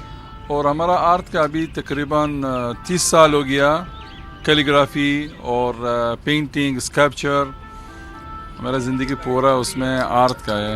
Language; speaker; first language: Hindi; non-native, learner; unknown